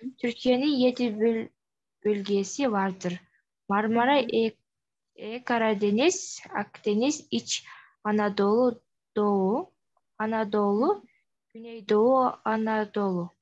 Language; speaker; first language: Turkish; non-native, learner; Kyrgyz